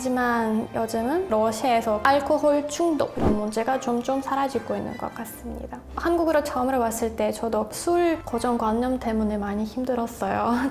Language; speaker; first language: Korean; non-native, fluent; Russian